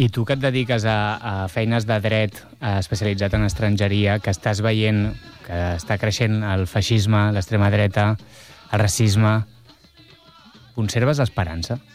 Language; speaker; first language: Catalan; native; Catalan